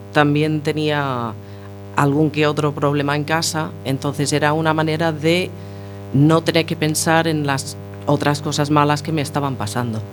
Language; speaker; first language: Spanish; non-native, fluent; English